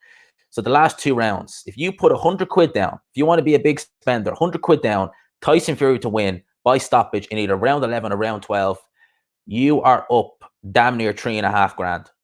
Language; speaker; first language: English; native; English